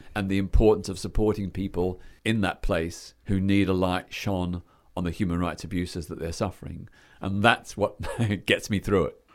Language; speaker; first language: English; native; English